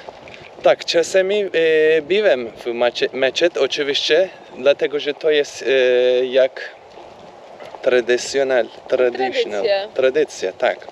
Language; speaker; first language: Polish; non-native, learner; Turkish